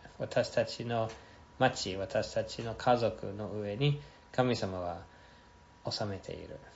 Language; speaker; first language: Japanese; non-native, fluent; English